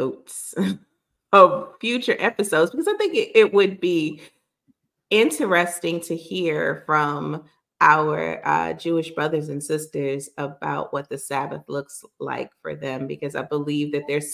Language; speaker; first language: English; native; English